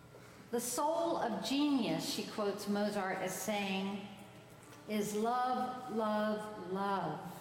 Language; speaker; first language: English; native; English